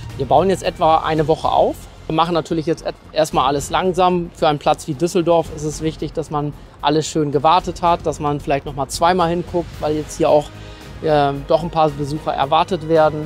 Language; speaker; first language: German; native; German